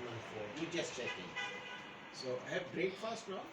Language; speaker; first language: English; non-native, learner; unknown